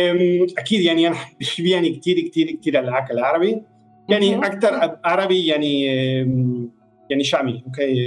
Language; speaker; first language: Arabic; non-native, fluent; Spanish